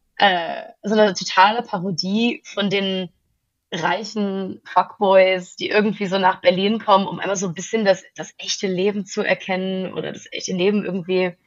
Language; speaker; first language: German; native; German